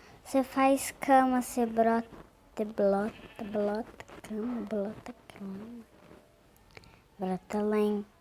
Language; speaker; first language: Portuguese; native; Portuguese